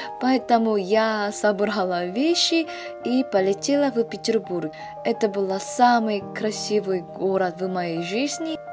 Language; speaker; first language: Russian; non-native, fluent; Korean